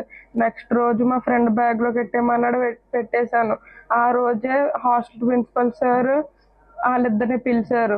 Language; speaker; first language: Telugu; native; Telugu